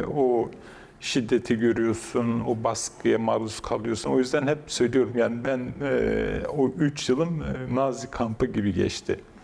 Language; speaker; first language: Turkish; non-native, local second language; Kurdish